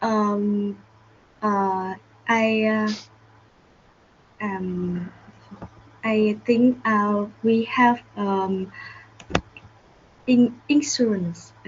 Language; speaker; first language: English; non-native, learner; Vietnamese